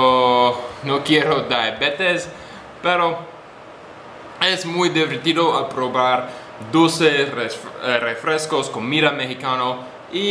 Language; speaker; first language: Spanish; non-native, learner; English